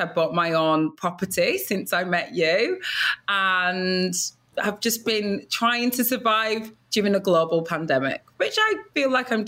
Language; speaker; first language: English; native; English